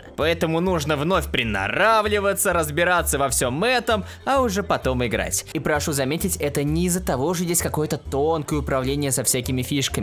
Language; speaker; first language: Russian; native; Russian